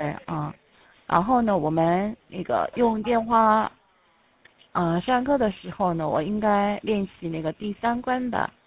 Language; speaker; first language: Chinese; non-native, fluent; Korean